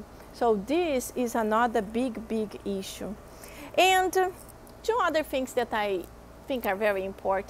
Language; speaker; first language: English; non-native, fluent; Portuguese